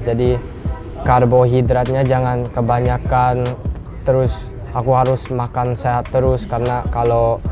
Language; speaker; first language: Indonesian; early bilingual, heritage; English